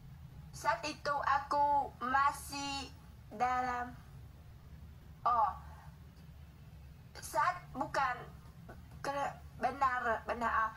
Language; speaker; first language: Indonesian; non-native, learner; Vietnamese